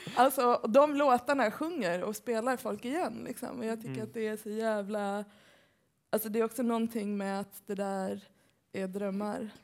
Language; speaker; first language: Swedish; early bilingual, other home language; Persian